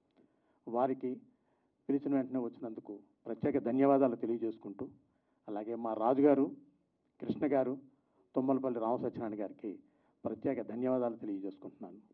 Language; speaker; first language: Telugu; native; Telugu